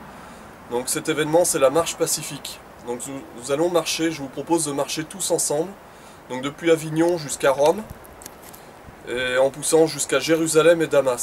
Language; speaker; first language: French; native; French